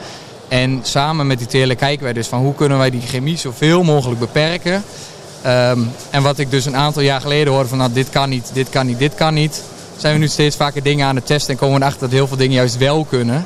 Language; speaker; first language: Dutch; native; Dutch